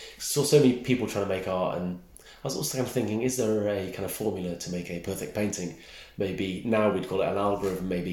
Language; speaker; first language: English; native; English